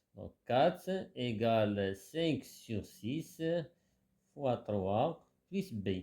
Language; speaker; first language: French; non-native, local second language; Arabic